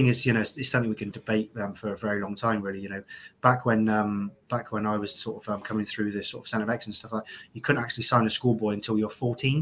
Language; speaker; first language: English; native; English